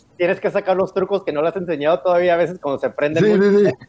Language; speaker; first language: Spanish; early bilingual, heritage; Spanish